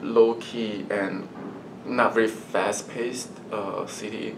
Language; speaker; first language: English; early bilingual, other home language; Chinese